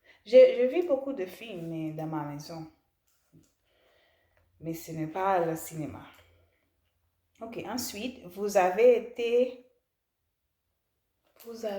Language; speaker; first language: French; non-native, learner; English